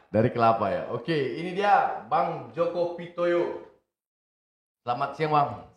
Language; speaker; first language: Indonesian; native; Indonesian